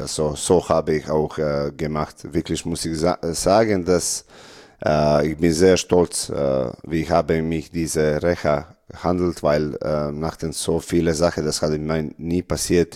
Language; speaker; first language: German; non-native, learner; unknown